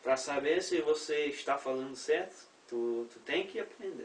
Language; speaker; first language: Portuguese; non-native, fluent; English